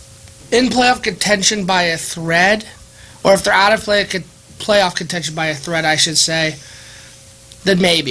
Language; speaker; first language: English; native; English